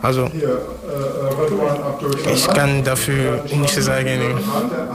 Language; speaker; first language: German; non-native, learner; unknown